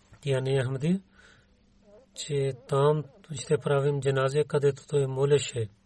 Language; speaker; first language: Bulgarian; non-native, learner; Urdu